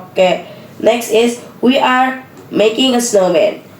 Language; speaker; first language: English; non-native, learner; Indonesian